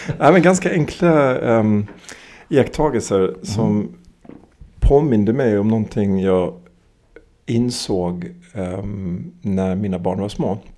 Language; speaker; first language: Swedish; early bilingual, other home language; English